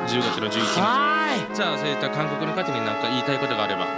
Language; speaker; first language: Japanese; non-native, fluent; Korean